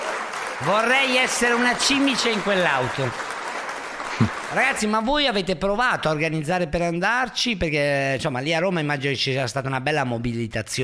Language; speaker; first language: Italian; native; Italian